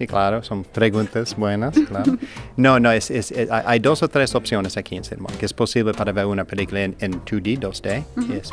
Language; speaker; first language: Spanish; non-native, learner; English